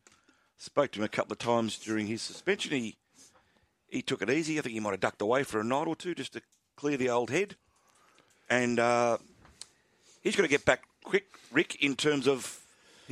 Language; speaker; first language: English; native; English